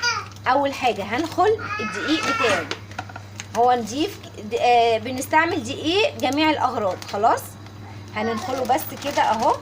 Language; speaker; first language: Arabic; native; Arabic